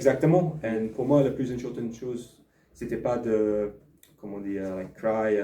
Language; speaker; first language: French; non-native, learner; English